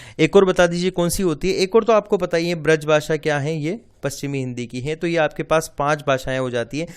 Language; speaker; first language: Hindi; native; Hindi